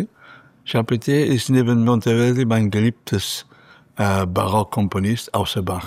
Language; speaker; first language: German; non-native, fluent; Catalan